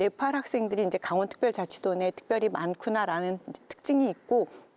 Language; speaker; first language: Korean; native; Korean